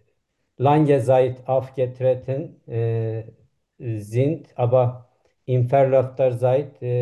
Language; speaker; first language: German; non-native, learner; Turkish